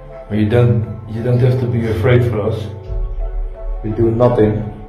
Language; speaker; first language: English; non-native, learner; Dutch